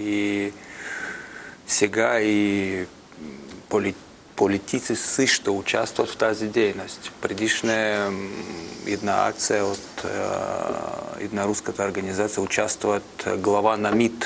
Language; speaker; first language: Bulgarian; non-native, learner; Russian